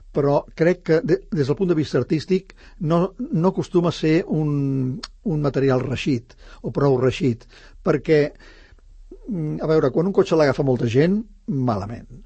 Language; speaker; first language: Catalan; native; Catalan